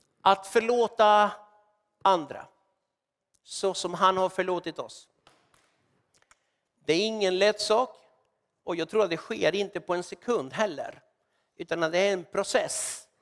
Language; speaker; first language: Swedish; non-native, fluent; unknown